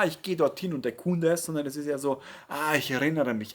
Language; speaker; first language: German; native; German